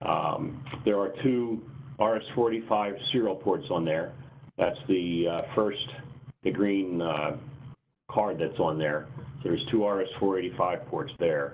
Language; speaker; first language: English; native; English